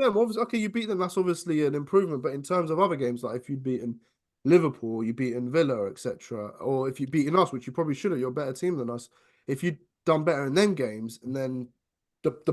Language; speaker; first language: English; native; English